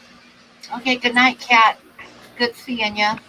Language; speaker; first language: English; native; English